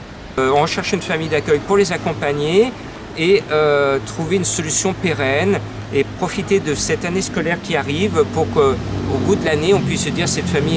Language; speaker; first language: French; native; French